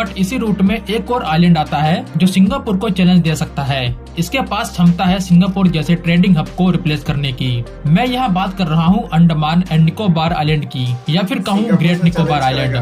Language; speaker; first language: Hindi; native; Hindi